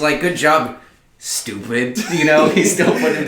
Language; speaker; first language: English; native; English